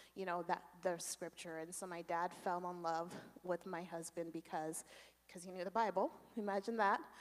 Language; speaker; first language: English; native; English